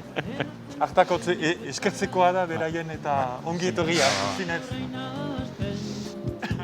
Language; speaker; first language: Basque; native; Basque